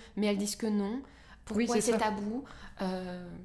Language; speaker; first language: French; native; French